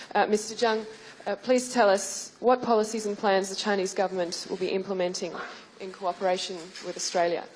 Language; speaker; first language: English; native; English